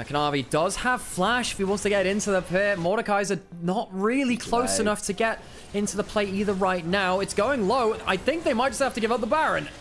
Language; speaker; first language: English; native; English